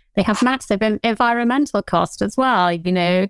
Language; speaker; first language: English; native; English